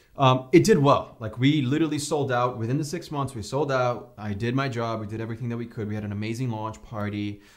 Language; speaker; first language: English; non-native, fluent; Portuguese